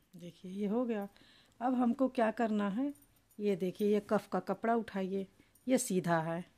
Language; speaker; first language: Hindi; native; Hindi